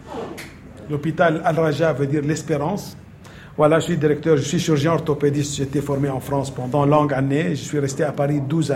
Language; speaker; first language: French; non-native, fluent; Arabic